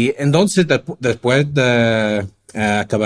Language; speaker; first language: Spanish; non-native, fluent; English